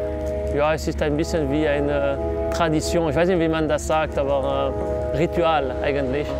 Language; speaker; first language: German; non-native, local second language; French